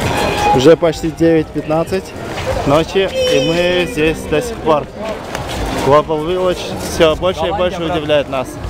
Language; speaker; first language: Russian; non-native, local second language; Kyrgyz